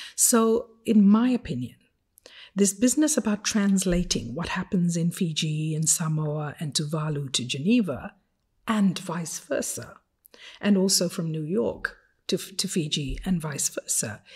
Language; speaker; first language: English; non-native, fluent; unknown